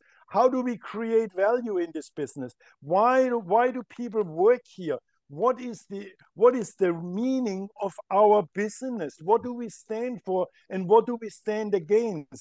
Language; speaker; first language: English; non-native, fluent; German